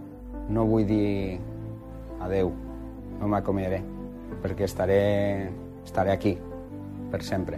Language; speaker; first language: Catalan; non-native, local second language; Spanish